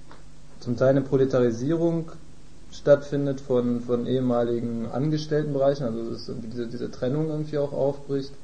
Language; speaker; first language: German; native; German